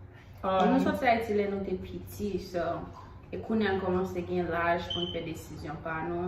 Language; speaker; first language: Haitian Creole; early bilingual, heritage; Haitian Creole